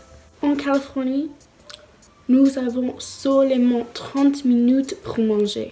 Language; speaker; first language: French; non-native, learner; English